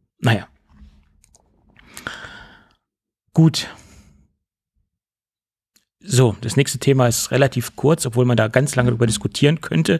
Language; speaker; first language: German; native; German